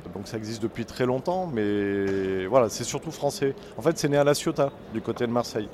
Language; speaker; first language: French; native; French